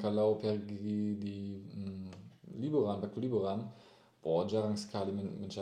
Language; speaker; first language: Indonesian; non-native, learner; German